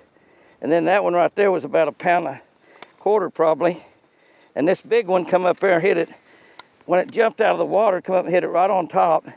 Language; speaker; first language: English; native; English